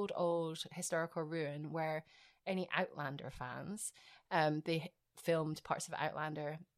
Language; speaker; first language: English; native; English